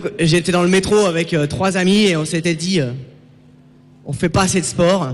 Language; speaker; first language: French; native; French